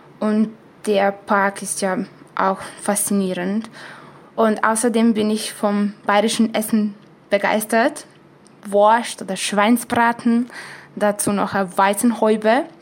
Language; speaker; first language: German; non-native, fluent; Serbian